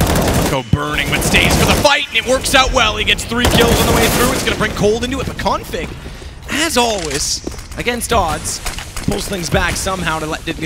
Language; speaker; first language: English; native; English